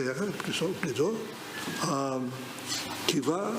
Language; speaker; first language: French; non-native, fluent; Greek